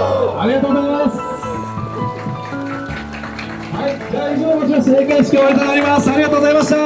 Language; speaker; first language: Japanese; native; Japanese